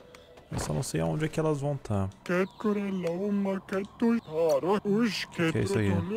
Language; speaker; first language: Portuguese; native; Portuguese